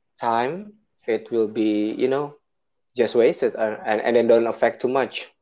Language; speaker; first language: English; non-native, learner; Indonesian